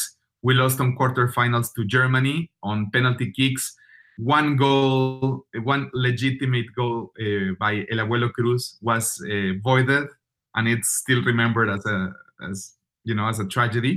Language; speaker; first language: English; non-native, fluent; Spanish